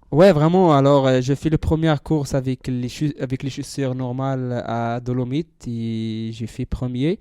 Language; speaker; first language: French; non-native, learner; Central Atlas Tamazight